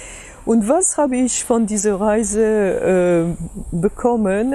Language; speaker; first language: German; non-native, fluent; French